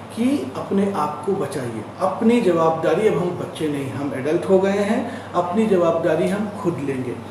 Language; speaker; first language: Hindi; non-native, local second language; Marathi